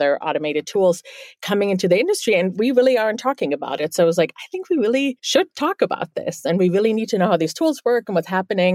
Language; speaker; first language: English; non-native, fluent; German